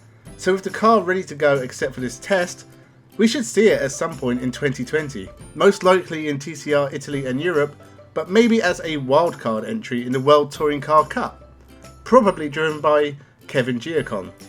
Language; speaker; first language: English; native; English